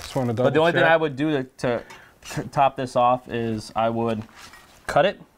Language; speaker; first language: English; native; English